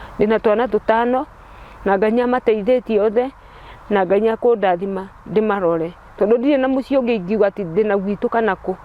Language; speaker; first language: Kikuyu; non-native, local second language; Turkish